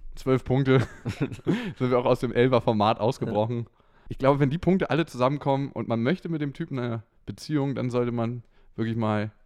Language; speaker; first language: German; native; German